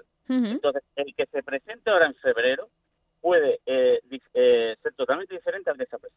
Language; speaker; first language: Spanish; native; Spanish